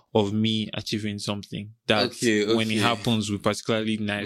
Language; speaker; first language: English; non-native, local second language; Igbo